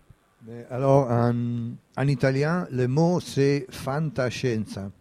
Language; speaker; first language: French; non-native, fluent; Italian